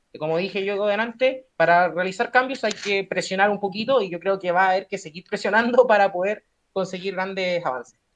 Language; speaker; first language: Spanish; native; Spanish